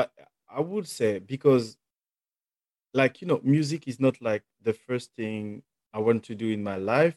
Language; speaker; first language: English; non-native, fluent; French